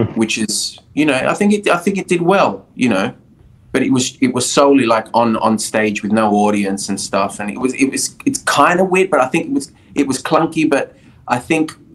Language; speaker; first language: English; early bilingual, other home language; Spanish